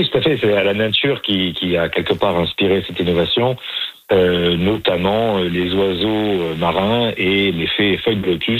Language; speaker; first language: French; native; French